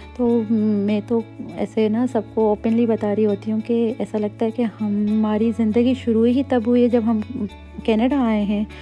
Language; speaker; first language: Urdu; native; Urdu